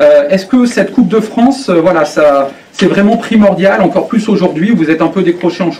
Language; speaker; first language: French; native; French